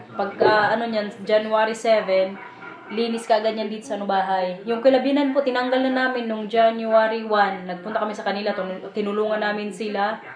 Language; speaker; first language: Filipino; non-native, local second language; Waray